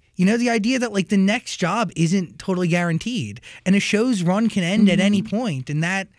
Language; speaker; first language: English; native; English